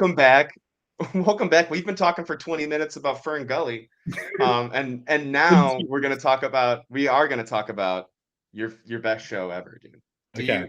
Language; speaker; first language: English; native; English